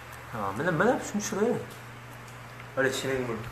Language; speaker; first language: Korean; native; Korean